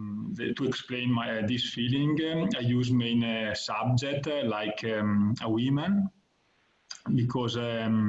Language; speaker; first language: English; non-native, learner; Italian